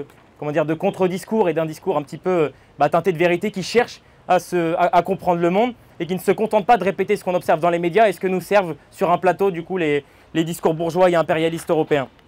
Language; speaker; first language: French; native; French